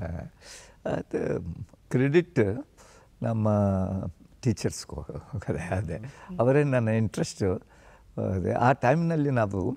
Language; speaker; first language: Kannada; non-native, fluent; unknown